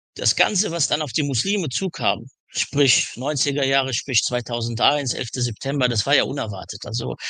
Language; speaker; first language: German; early bilingual, other home language; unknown